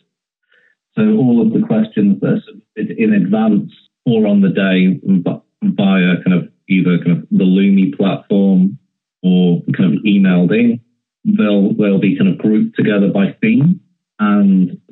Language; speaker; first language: English; native; English